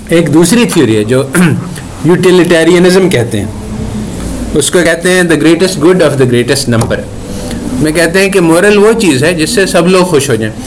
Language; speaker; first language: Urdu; native; Urdu